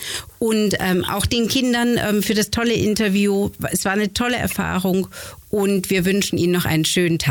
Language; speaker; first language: German; native; German